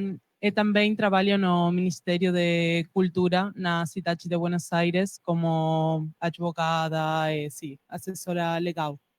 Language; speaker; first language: Portuguese; non-native, fluent; Spanish